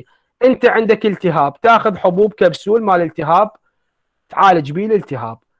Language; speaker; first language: Arabic; native; Arabic